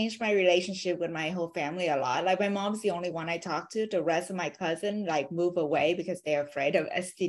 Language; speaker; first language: English; non-native, fluent; Vietnamese